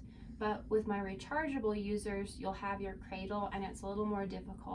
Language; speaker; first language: English; native; English